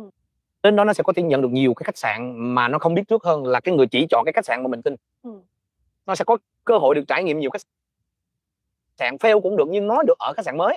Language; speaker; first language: Vietnamese; native; Vietnamese